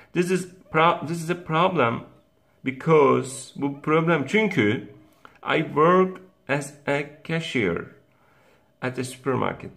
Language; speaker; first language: English; non-native, fluent; Turkish